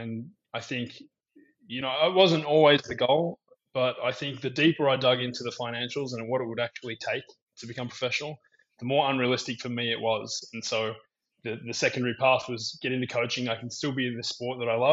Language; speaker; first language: English; native; English